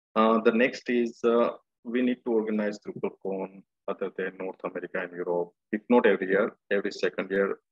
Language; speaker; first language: English; non-native, local second language; Gujarati